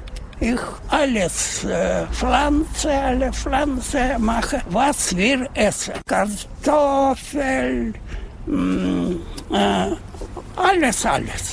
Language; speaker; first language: German; non-native, learner; Russian